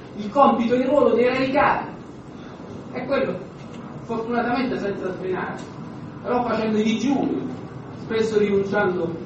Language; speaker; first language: Italian; native; Italian